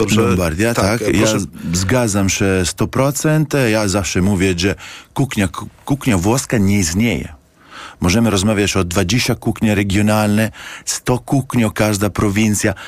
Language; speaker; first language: Polish; non-native, learner; Italian